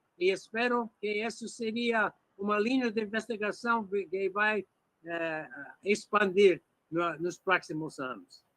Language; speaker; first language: Portuguese; non-native, fluent; English